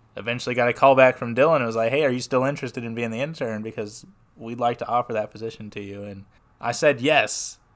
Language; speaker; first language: English; native; English